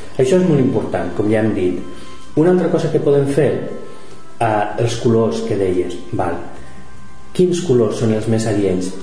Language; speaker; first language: Catalan; non-native, local second language; Spanish